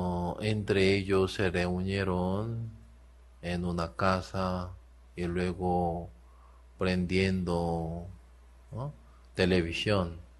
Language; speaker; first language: Spanish; non-native, learner; Korean